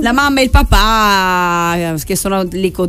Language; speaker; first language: Italian; native; Italian